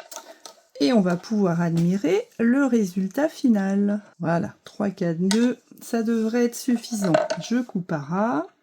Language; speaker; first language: French; native; French